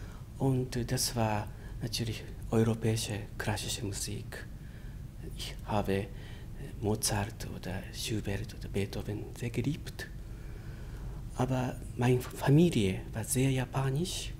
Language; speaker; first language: German; non-native, fluent; Japanese